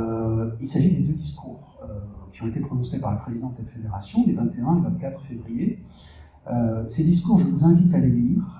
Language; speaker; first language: French; native; French